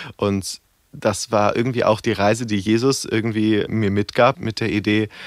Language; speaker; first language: German; native; German